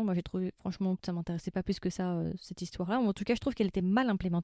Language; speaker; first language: French; native; French